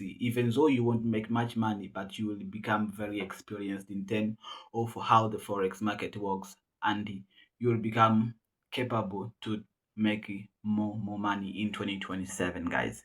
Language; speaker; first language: English; non-native, local second language; Swahili